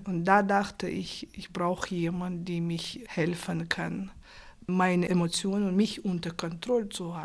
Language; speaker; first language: German; non-native, fluent; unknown